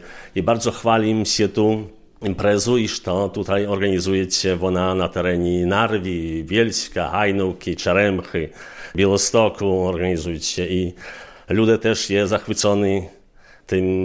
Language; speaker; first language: Polish; non-native, local second language; Ukrainian